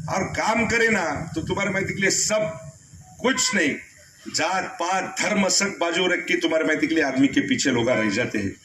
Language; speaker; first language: Hindi; non-native, local second language; Marathi